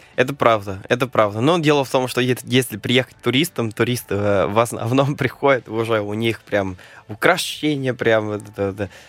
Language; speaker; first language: Russian; non-native, fluent; Spanish